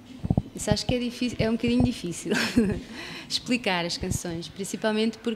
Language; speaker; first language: Portuguese; native; Portuguese